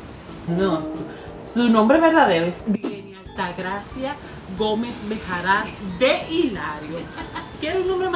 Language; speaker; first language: Spanish; native; Spanish